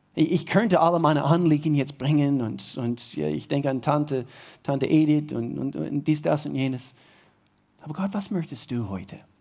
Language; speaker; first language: German; non-native, fluent; English